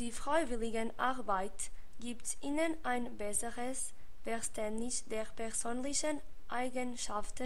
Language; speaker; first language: German; non-native, learner; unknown